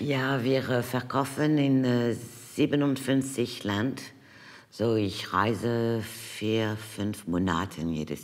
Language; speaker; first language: German; non-native, learner; French